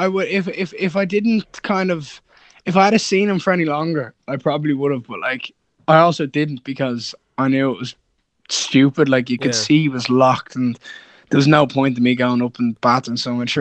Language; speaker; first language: English; native; English